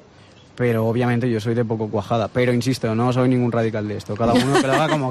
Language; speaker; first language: Spanish; native; Spanish